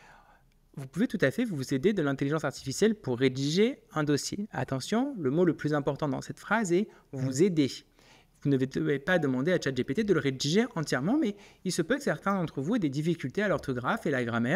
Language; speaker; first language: French; native; French